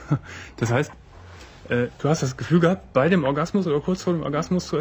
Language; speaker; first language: German; native; German